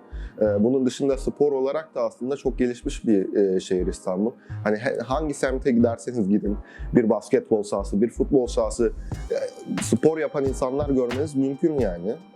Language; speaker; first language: Turkish; native; Turkish